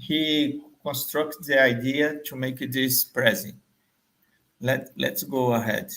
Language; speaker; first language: English; non-native, fluent; Portuguese